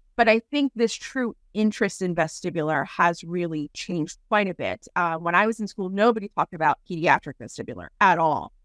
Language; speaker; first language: English; native; English